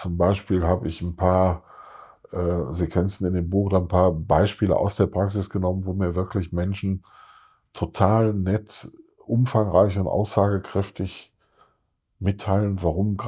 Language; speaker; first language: German; native; German